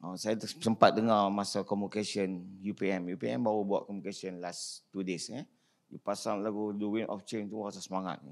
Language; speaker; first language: Malay; native; Malay